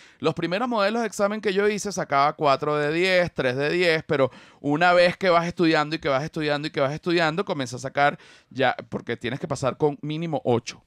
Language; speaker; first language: Spanish; native; Spanish